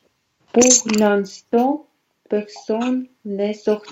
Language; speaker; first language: French; non-native, learner; Russian